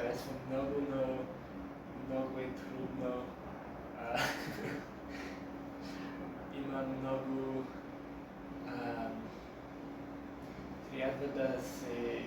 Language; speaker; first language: Bulgarian; non-native, learner; English